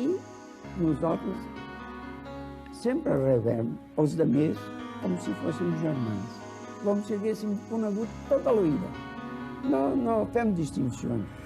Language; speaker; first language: Catalan; early bilingual, heritage; Catalan